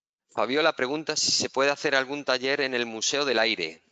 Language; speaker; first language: Spanish; native; Spanish